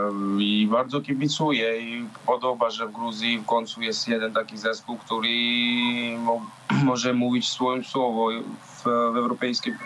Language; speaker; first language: Polish; non-native, learner; Georgian